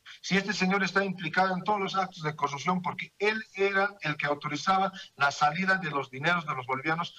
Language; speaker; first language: Spanish; native; Spanish